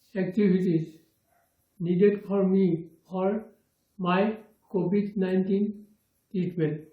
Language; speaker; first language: English; non-native, local second language; Assamese